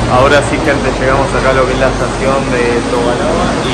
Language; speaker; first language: Spanish; native; Spanish